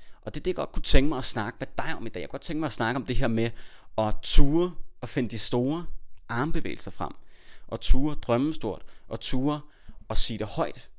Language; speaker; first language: Danish; native; Danish